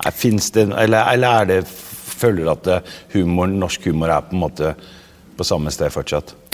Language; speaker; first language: Norwegian; early bilingual, other home language; Arabic